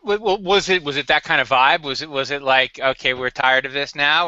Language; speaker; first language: English; native; English